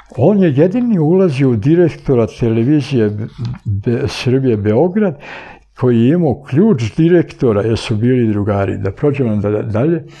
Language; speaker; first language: Serbian; early bilingual, other home language; Bulgarian